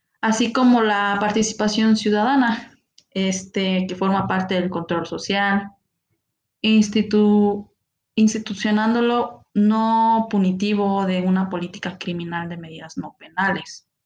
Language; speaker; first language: Spanish; native; Spanish